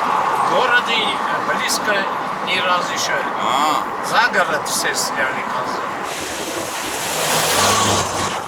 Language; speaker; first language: Russian; non-native, local second language; Armenian